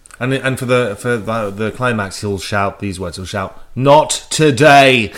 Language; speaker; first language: English; native; English